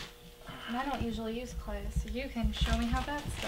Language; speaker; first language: English; native; English